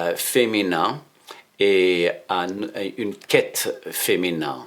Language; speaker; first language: French; non-native, fluent; English